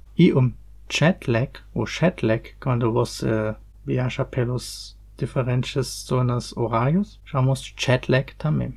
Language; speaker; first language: Portuguese; non-native, learner; German